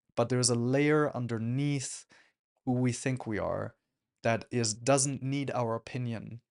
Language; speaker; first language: English; non-native, fluent; German